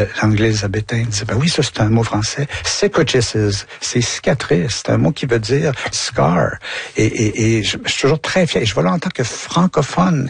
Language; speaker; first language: French; native; French